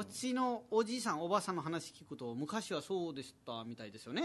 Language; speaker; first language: Japanese; non-native, fluent; Nepali